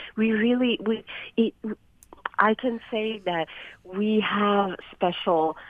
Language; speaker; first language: English; non-native, fluent; Italian